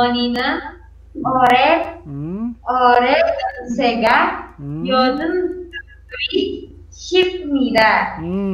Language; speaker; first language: Korean; non-native, learner; Indonesian